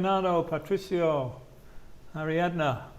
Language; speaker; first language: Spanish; non-native, fluent; English